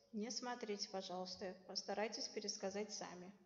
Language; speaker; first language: Russian; non-native, local second language; Uzbek